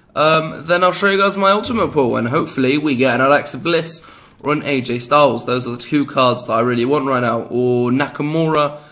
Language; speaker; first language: English; native; English